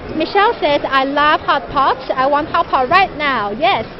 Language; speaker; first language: English; non-native, fluent; Chinese